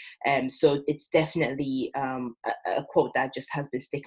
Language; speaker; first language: English; native; English